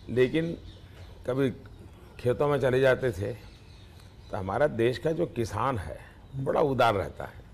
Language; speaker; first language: Hindi; non-native, local second language; Gujarati